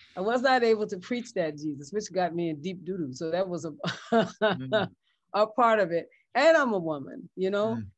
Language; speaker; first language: English; native; English